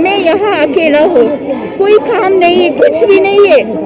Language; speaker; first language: Hindi; non-native, learner; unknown